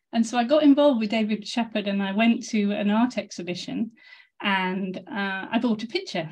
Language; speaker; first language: English; native; English